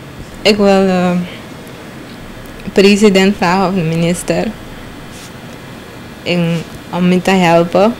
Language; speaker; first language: Dutch; non-native, local second language; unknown